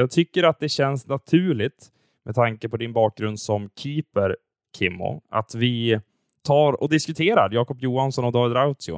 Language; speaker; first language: Swedish; native; Swedish